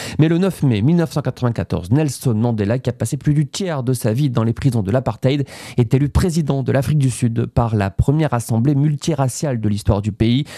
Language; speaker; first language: French; native; French